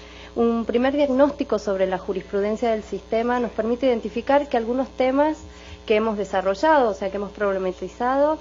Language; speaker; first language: Spanish; native; Spanish